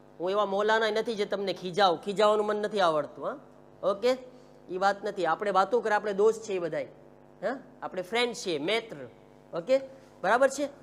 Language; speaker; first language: Gujarati; early bilingual, heritage; Gujarati